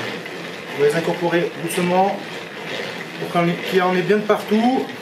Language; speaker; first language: French; native; French